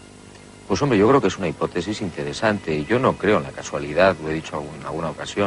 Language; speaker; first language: Spanish; native; Spanish